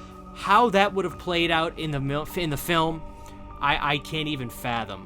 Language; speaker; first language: English; native; English